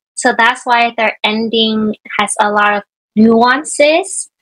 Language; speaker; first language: English; native; English